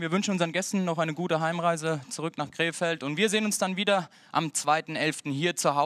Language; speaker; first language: German; native; German